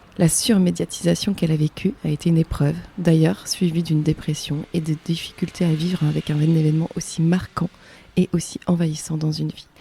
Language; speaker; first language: French; native; French